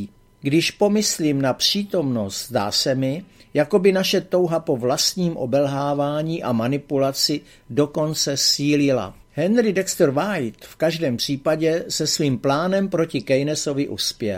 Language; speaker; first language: Czech; native; Czech